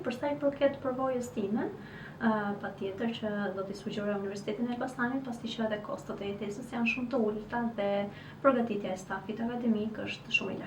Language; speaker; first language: Albanian; native; Albanian